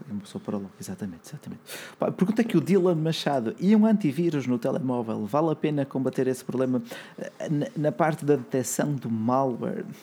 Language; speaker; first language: Portuguese; native; Portuguese